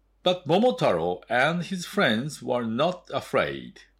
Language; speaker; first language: English; non-native, fluent; Japanese